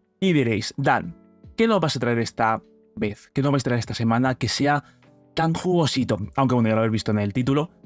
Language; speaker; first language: Spanish; native; Spanish